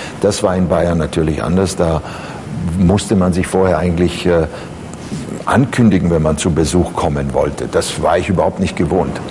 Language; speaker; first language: German; early bilingual, other home language; Croatian